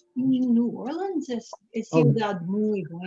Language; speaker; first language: Spanish; non-native, learner; English